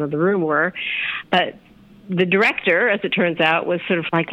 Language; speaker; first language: English; native; English